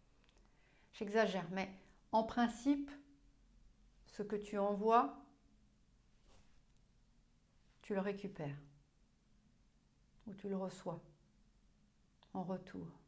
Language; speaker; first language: French; non-native, fluent; German